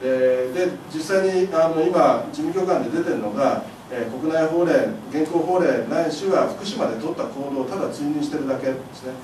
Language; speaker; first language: Japanese; native; Japanese